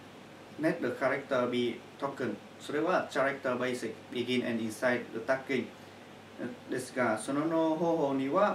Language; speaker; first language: Japanese; non-native, learner; Chinese